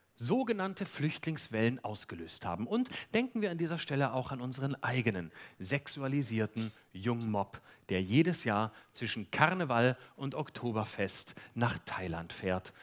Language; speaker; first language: German; native; German